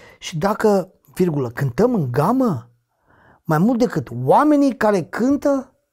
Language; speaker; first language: Romanian; native; Romanian